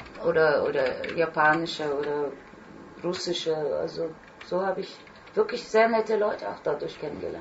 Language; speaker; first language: German; non-native, fluent; Turkish